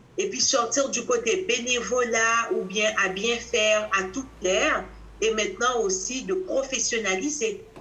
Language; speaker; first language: French; native; French